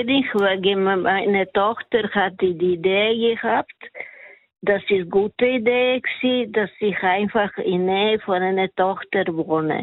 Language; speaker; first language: German; non-native, fluent; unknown